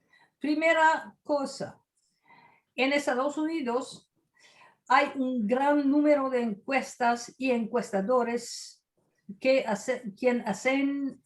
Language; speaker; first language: Spanish; non-native, fluent; French